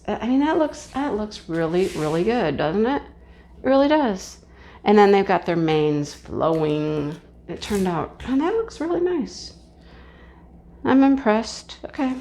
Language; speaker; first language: English; native; English